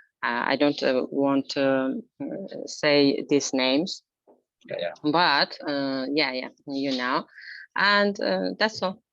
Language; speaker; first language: English; non-native, learner; Azerbaijani